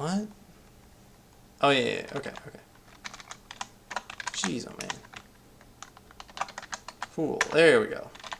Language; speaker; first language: English; native; English